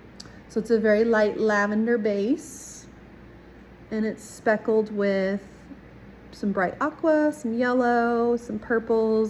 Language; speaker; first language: English; native; English